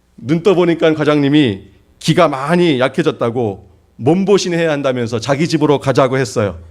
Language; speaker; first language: Korean; native; Korean